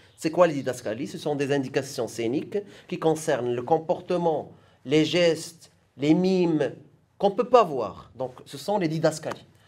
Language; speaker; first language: French; non-native, local second language; Arabic